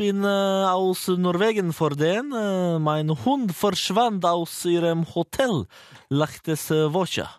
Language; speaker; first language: German; non-native, learner; Norwegian